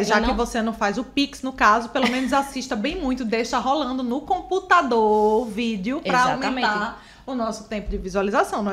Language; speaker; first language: Portuguese; native; Portuguese